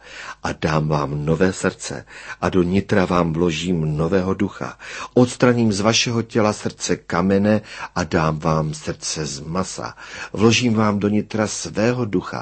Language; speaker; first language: Czech; native; Czech